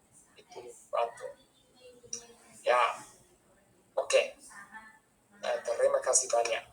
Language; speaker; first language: Indonesian; non-native, fluent; English